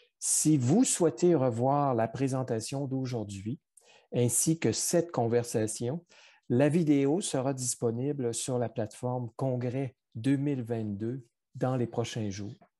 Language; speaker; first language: French; native; French